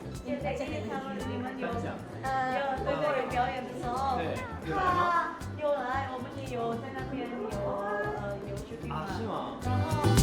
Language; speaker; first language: Chinese; non-native, fluent; Indonesian